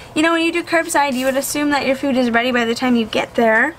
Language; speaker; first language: English; native; English